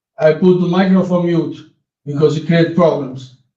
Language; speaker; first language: English; non-native, learner; Italian